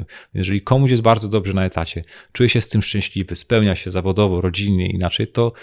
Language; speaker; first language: Polish; native; Polish